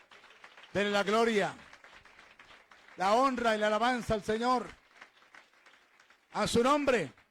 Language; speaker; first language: Spanish; native; Spanish